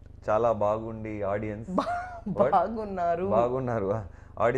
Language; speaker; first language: Telugu; non-native, learner; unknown